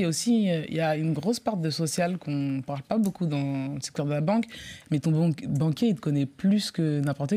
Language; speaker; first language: French; native; French